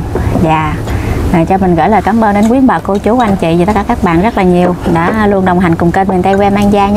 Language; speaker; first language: Vietnamese; native; Vietnamese